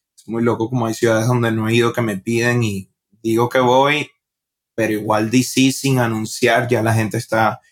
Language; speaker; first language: Spanish; native; Spanish